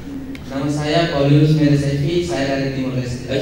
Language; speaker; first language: Indonesian; non-native, learner; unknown